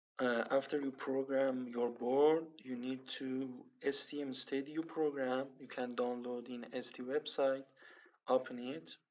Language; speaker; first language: English; non-native, learner; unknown